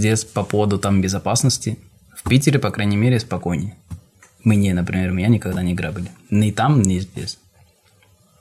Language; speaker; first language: Russian; non-native, fluent; Spanish